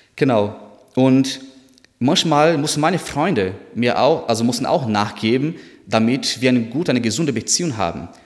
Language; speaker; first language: German; non-native, fluent; Portuguese